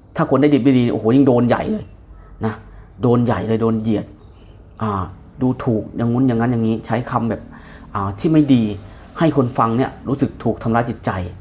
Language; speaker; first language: Thai; native; Thai